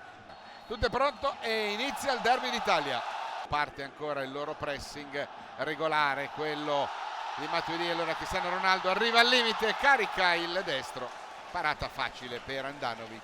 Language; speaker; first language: Italian; native; Italian